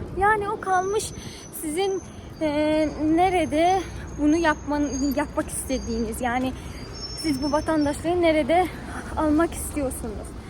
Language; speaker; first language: Turkish; non-native, fluent; Persian